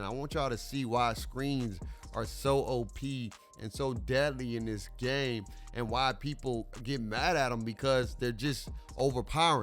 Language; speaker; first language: English; native; English